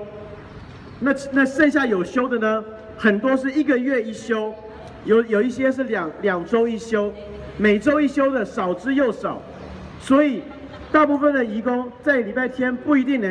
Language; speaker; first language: Chinese; native; Chinese